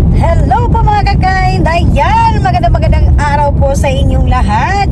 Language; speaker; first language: Filipino; non-native, local second language; Cebuano